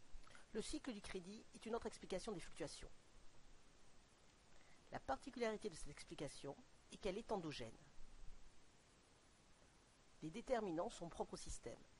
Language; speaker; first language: French; native; French